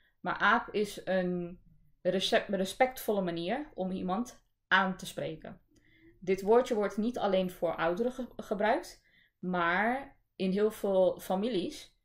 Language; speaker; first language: Dutch; early bilingual, other home language; Urdu